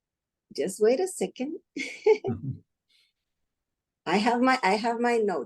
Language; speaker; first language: English; non-native, learner; Spanish